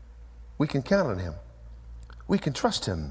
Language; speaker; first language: English; native; English